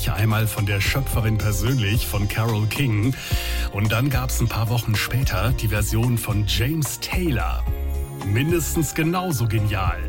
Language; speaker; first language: German; native; German